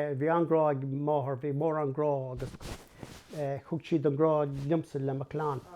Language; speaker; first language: Irish; non-native, local second language; English